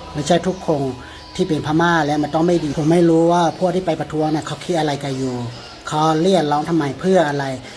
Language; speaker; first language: Thai; non-native, fluent; Burmese